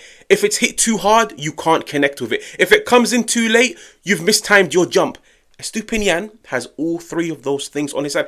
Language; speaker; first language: English; native; English